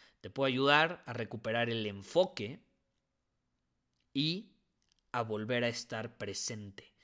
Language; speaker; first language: Spanish; native; Spanish